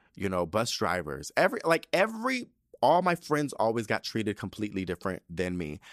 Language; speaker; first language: English; early bilingual, other home language; Spanish